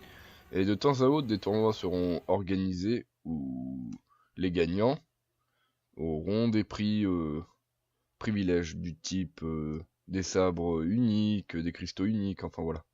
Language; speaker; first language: French; native; French